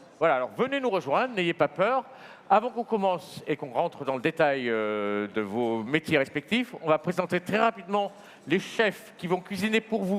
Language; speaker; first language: French; native; French